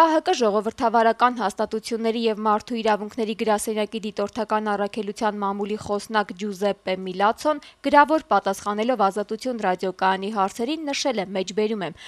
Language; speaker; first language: Armenian; native; Armenian